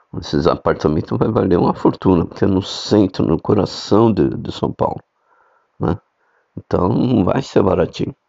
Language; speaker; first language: Portuguese; native; Portuguese